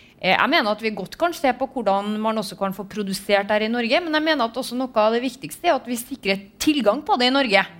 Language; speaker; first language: Norwegian; native; Norwegian